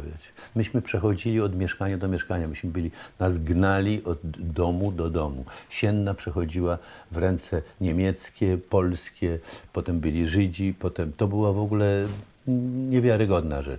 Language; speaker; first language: Polish; native; Polish